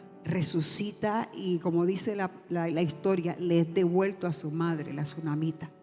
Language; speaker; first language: Spanish; native; Spanish